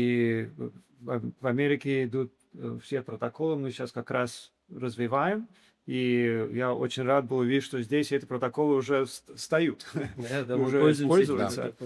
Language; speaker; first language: Russian; early bilingual, heritage; English